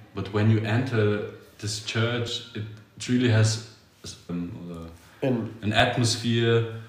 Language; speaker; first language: English; early bilingual, other home language; Polish